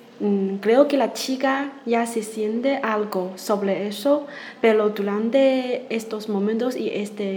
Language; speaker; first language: Spanish; non-native, learner; Chinese